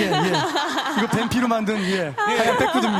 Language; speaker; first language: Korean; native; Korean